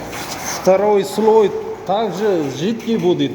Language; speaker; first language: Russian; non-native, local second language; Uzbek